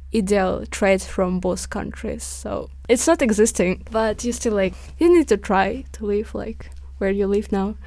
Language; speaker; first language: English; early bilingual, other home language; Ukrainian